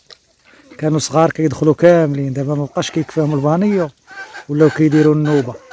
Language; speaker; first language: Arabic; native; Arabic